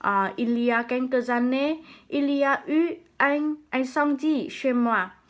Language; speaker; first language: French; non-native, learner; Vietnamese